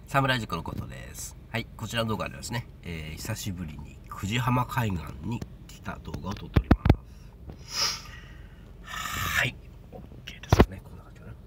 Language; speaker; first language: Japanese; native; Japanese